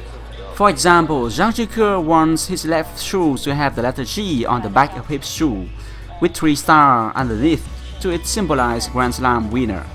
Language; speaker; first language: English; non-native, fluent; Vietnamese